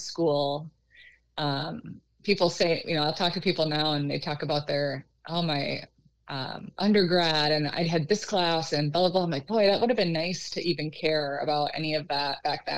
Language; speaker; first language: English; native; English